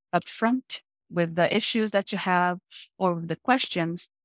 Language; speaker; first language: English; non-native, fluent; Portuguese